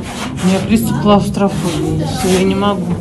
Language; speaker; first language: Russian; native; Russian